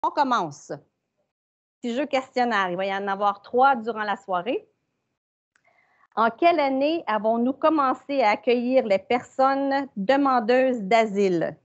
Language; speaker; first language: French; native; French